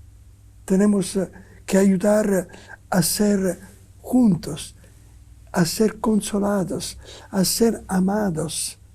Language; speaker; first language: Spanish; non-native, fluent; Italian